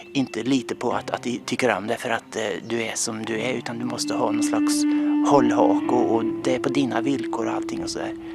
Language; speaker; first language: Swedish; native; Swedish